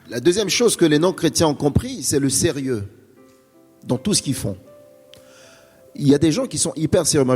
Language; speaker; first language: French; native; French